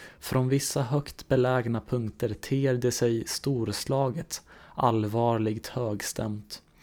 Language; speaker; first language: Swedish; native; Swedish